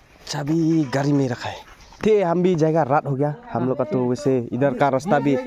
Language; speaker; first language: Hindi; non-native, local second language; Khasi